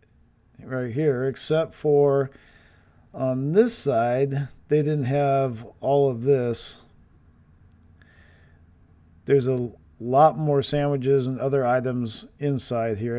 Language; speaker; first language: English; native; English